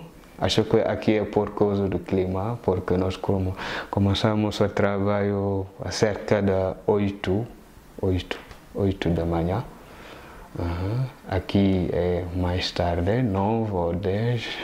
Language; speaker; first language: Portuguese; non-native, fluent; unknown